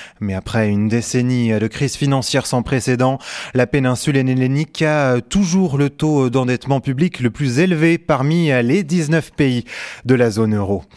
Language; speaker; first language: French; native; French